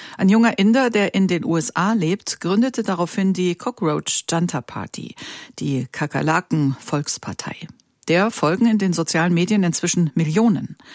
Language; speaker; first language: German; native; German